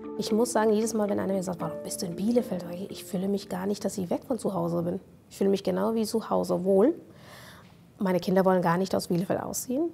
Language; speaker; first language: German; non-native, fluent; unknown